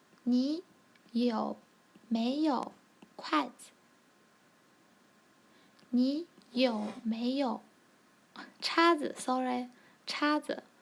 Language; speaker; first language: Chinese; non-native, learner; English